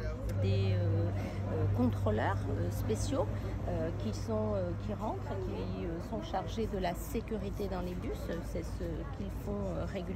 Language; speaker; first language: French; native; French